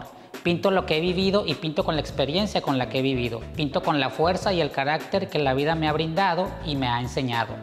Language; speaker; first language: Spanish; native; Spanish